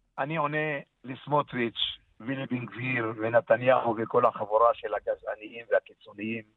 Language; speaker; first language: Hebrew; non-native, local second language; Arabic